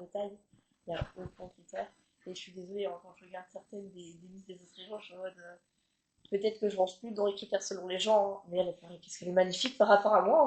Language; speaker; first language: French; native; French